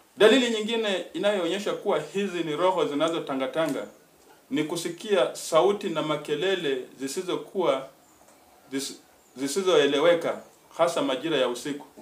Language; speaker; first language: Swahili; native; Swahili